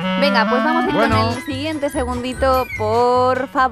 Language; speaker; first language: Spanish; native; Spanish